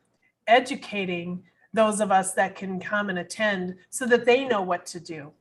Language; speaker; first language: English; native; English